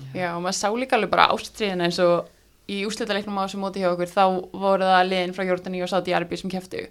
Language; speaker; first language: Icelandic; native; Icelandic